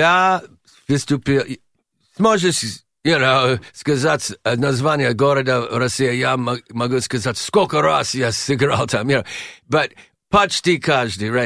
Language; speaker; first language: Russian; non-native, learner; English